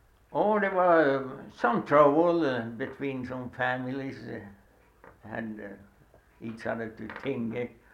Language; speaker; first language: English; non-native, fluent; Swedish